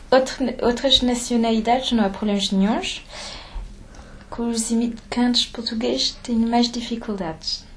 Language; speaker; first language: Portuguese; early bilingual, heritage; French